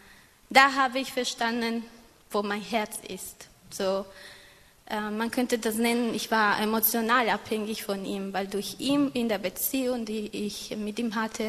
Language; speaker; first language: German; non-native, fluent; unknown